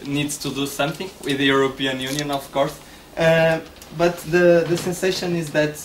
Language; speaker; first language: English; non-native, learner; Portuguese